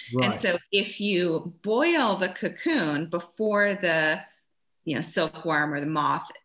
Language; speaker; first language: English; early bilingual, other home language; German